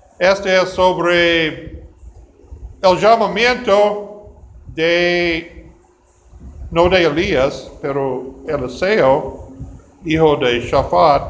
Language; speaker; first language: Spanish; non-native, fluent; English